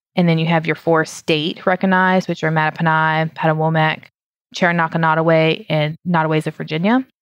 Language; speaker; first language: English; native; English